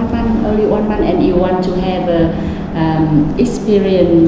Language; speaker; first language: English; non-native, fluent; Vietnamese